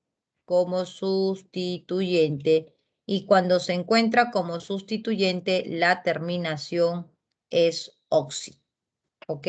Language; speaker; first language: Spanish; native; Spanish